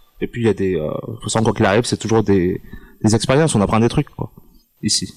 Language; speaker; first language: French; native; French